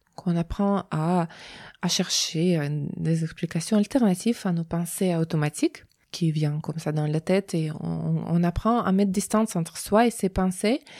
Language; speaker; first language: French; non-native, fluent; Russian